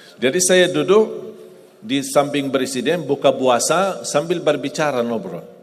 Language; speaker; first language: Indonesian; non-native, fluent; Arabic